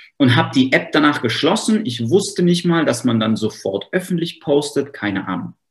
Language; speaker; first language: German; native; German